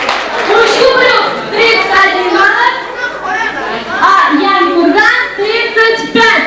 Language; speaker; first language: Russian; non-native, local second language; Uzbek